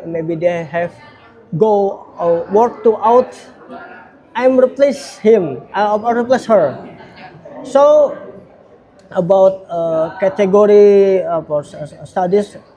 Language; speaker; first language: English; non-native, learner; Indonesian